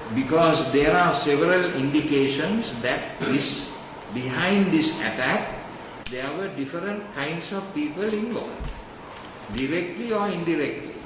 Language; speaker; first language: English; non-native, local second language; Sinhala